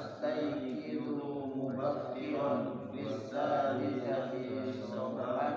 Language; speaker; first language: Arabic; non-native, learner; Indonesian